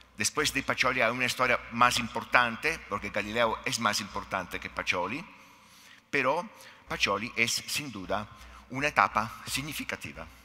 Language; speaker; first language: Spanish; non-native, fluent; Italian